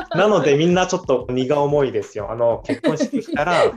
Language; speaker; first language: Japanese; non-native, fluent; Korean